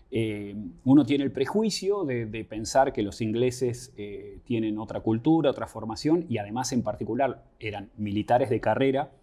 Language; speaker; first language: Spanish; native; Spanish